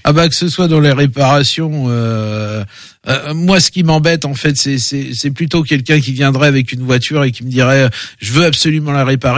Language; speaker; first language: French; native; French